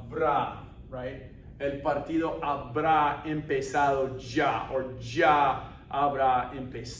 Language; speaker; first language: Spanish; non-native, fluent; English